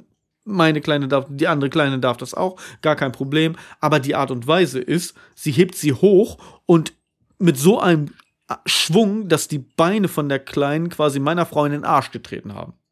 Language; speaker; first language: German; native; German